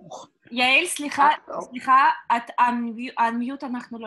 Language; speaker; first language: Hebrew; non-native, fluent; Russian